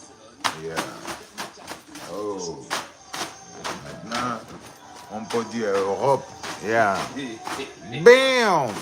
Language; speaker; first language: French; non-native, learner; Portuguese